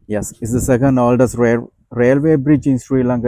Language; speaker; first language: English; non-native, local second language; Sinhala